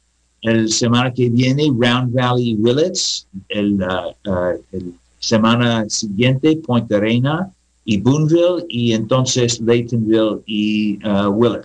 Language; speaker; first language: Spanish; non-native, learner; English